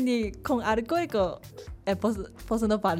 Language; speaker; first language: Italian; non-native, learner; Japanese